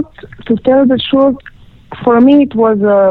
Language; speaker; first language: English; non-native, fluent; Romanian